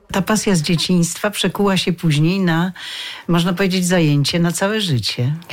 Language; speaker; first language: Polish; native; Polish